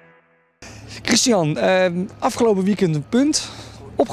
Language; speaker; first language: Dutch; native; Dutch